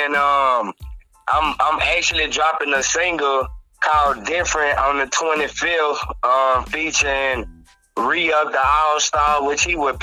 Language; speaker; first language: English; native; English